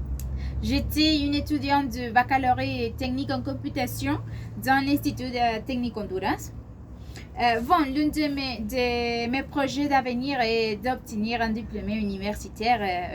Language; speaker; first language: French; non-native, learner; Spanish